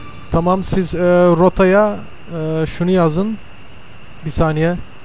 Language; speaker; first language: Turkish; early bilingual, heritage; Turkish